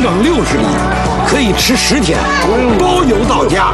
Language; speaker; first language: Chinese; native; Chinese